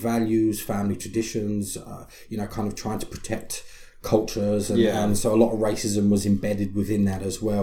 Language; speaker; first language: English; native; English